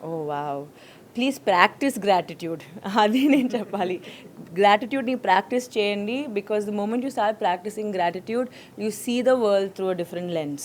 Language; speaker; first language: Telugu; non-native, fluent; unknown